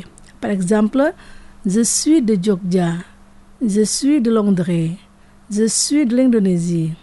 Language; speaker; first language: French; non-native, fluent; Indonesian